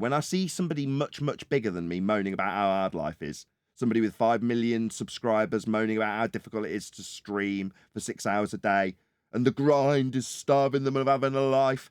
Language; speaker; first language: English; native; English